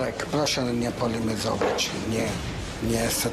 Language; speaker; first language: Polish; non-native, learner; Italian